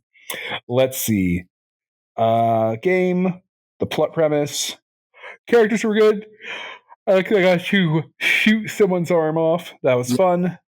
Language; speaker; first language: English; native; English